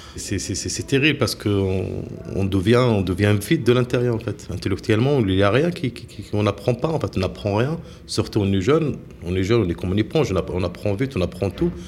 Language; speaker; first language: French; non-native, local second language; Arabic